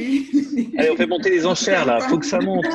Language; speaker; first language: French; native; French